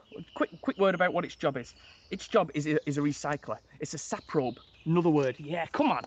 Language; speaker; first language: English; native; English